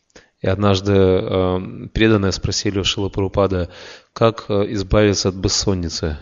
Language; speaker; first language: Russian; native; Russian